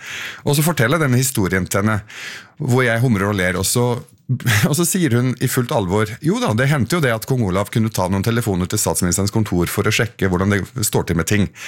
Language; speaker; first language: Norwegian; early bilingual, other home language; Arabic